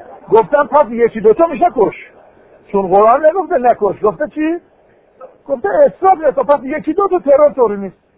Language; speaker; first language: Persian; native; Persian